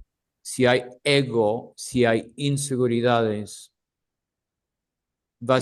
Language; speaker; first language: Spanish; non-native, fluent; English